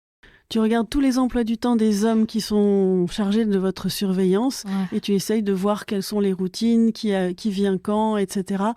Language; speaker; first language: French; native; French